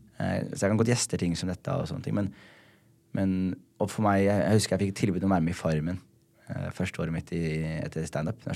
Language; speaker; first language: Norwegian; early bilingual, other home language; Somali